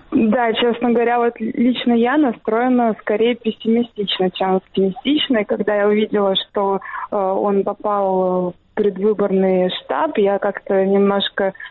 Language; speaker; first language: Russian; native; Russian